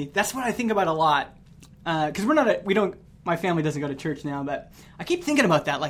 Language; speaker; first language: English; native; English